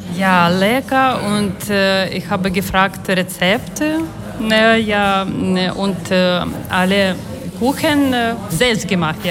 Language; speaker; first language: German; non-native, learner; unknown